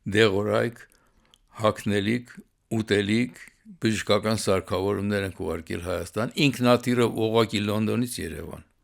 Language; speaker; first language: Armenian; early bilingual, heritage; Armenian